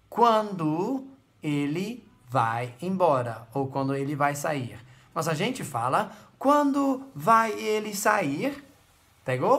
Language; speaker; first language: Portuguese; non-native, fluent; Dutch